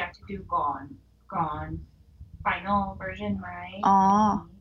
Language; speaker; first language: English; non-native, learner; Thai